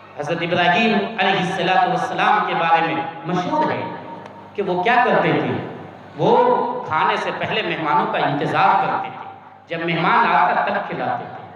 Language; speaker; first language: Urdu; native; Urdu